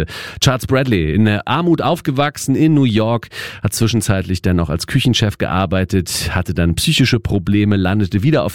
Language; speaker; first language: German; native; German